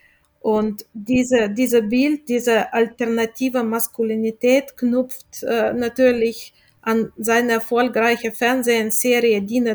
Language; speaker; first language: German; non-native, fluent; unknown